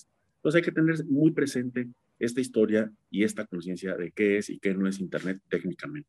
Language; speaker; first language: Spanish; native; Spanish